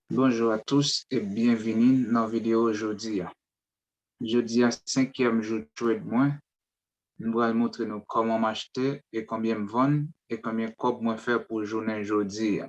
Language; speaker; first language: French; non-native, learner; Haitian Creole